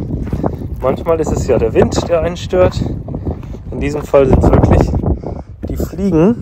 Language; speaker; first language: German; native; German